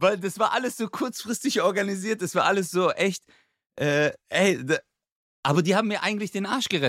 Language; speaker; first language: German; early bilingual, other home language; Turkish